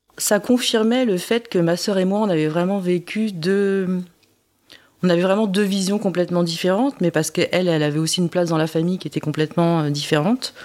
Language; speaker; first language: French; early bilingual, other home language; Korean